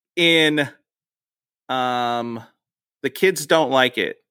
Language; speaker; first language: English; native; English